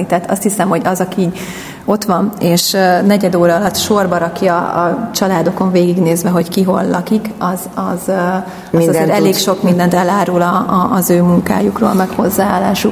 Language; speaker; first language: Hungarian; native; Hungarian